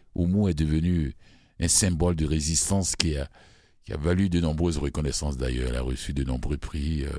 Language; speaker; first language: French; non-native, local second language; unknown